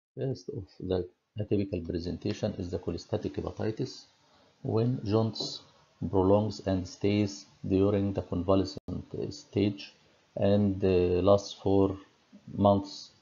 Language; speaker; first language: English; non-native, fluent; Arabic